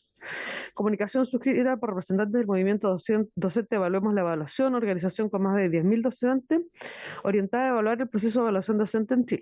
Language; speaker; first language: Spanish; native; Spanish